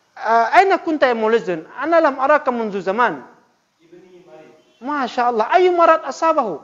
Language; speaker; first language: Arabic; non-native, fluent; Indonesian